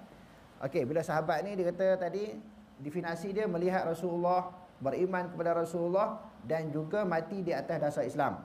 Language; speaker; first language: Malay; native; Malay